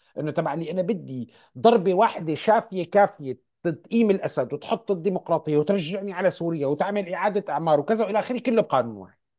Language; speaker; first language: Arabic; native; Arabic